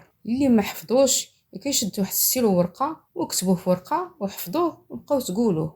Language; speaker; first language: Arabic; native; Arabic